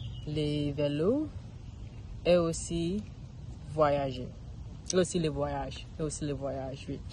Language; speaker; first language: French; non-native, learner; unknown